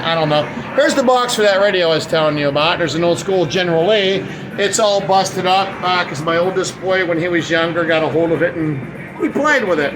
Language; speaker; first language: English; native; English